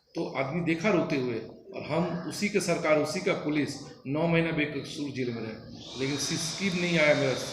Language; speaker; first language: Hindi; non-native, local second language; Bangla